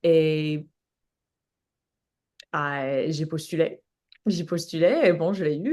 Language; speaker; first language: French; non-native, fluent; English